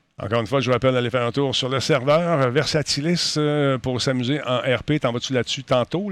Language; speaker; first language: French; native; French